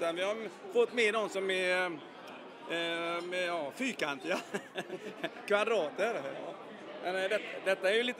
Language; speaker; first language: Swedish; native; Swedish